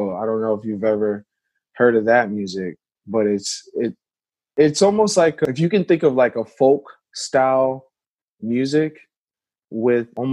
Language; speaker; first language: English; native; English